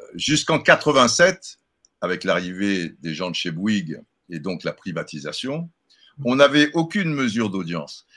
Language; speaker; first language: French; native; French